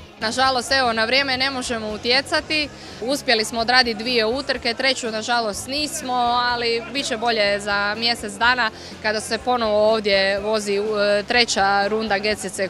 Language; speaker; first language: Croatian; native; Croatian